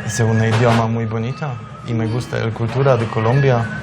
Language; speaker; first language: Spanish; non-native, learner; Polish